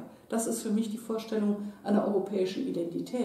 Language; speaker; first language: German; native; German